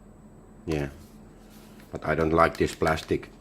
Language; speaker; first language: English; non-native, learner; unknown